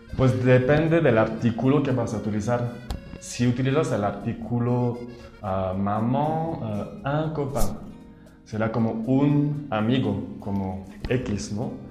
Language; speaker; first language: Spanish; non-native, fluent; French